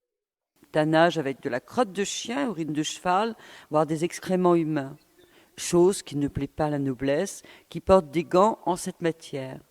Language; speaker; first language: French; native; French